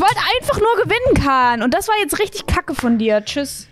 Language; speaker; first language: German; native; German